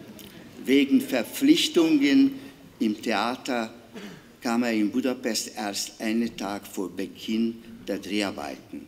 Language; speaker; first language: German; non-native, fluent; Hungarian